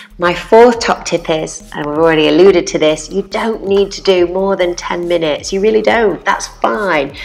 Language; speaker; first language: English; native; English